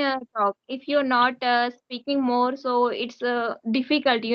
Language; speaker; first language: English; non-native, learner; Hindi